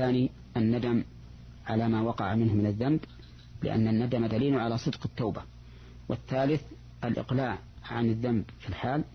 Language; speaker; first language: Arabic; native; Arabic